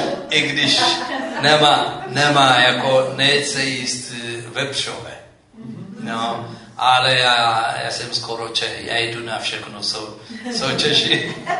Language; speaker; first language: Czech; non-native, fluent; Amharic